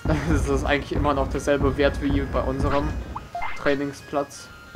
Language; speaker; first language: German; native; German